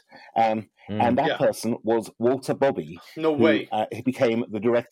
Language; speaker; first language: English; native; English